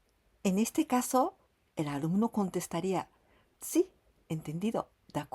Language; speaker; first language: Spanish; non-native, fluent; Japanese